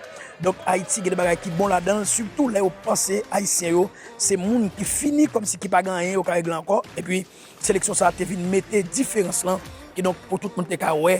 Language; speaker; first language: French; non-native, local second language; Haitian Creole